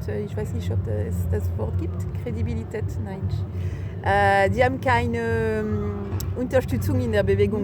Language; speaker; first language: German; non-native, fluent; French